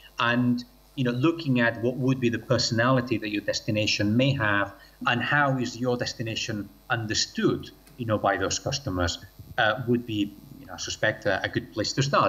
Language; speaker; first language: English; non-native, fluent; Catalan